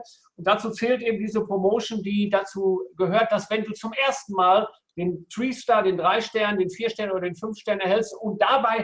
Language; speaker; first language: German; native; German